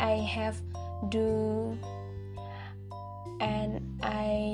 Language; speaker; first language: English; non-native, learner; Indonesian